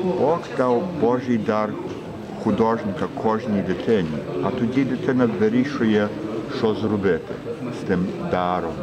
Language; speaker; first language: Ukrainian; early bilingual, heritage; Ukrainian